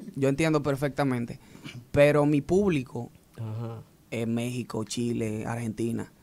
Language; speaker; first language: Spanish; native; Spanish